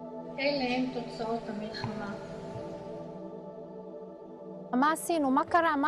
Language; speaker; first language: Hebrew; non-native, local second language; Arabic